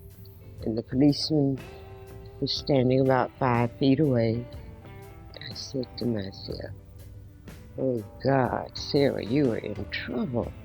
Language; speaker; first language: English; native; English